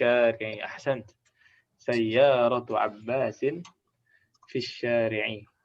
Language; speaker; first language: Arabic; non-native, fluent; Indonesian